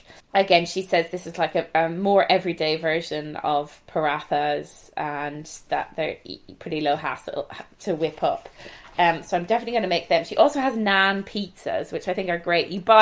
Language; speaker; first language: English; native; English